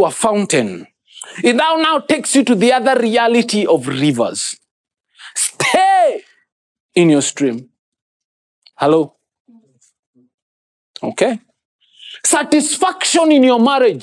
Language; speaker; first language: English; non-native, local second language; Kikuyu